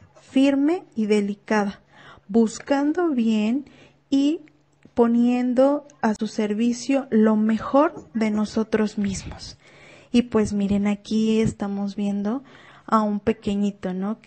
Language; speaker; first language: Spanish; native; Spanish